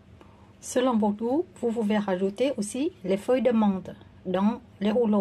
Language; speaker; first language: French; non-native, fluent; Vietnamese